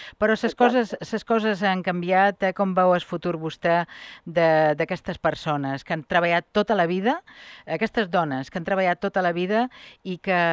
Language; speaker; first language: Catalan; native; Catalan